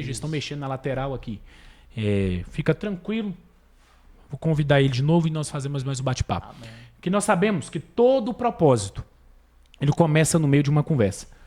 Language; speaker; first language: Portuguese; native; Portuguese